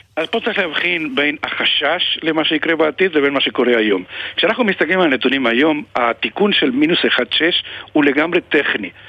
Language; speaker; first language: Hebrew; non-native, fluent; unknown